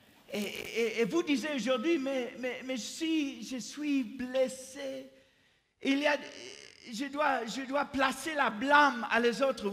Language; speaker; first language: French; non-native, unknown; English